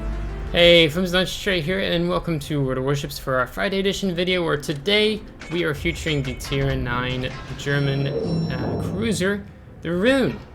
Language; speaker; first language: English; native; English